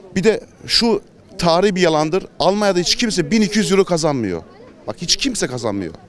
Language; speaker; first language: Turkish; early bilingual, heritage; Turkish